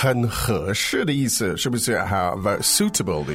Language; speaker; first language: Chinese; non-native, fluent; English